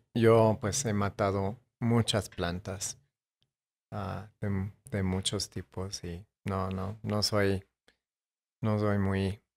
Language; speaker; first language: Spanish; non-native, fluent; English